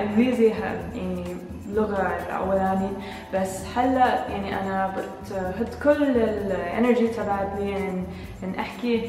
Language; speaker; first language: Arabic; non-native, learner; English